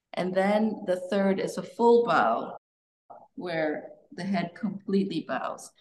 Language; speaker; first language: English; early bilingual, other home language; Korean